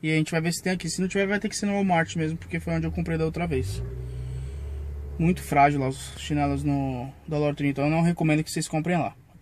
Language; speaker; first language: Portuguese; native; Portuguese